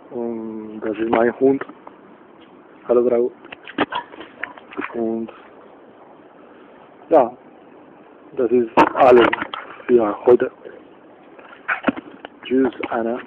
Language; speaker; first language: German; non-native, learner; Spanish